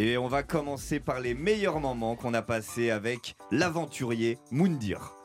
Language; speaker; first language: French; native; French